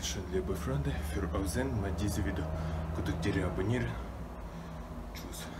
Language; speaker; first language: German; non-native, learner; Russian